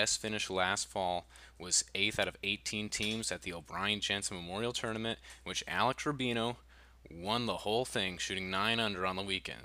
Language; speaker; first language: English; native; English